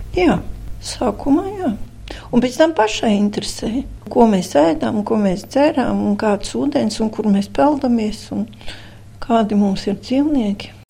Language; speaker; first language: Latvian; non-native, local second language; Russian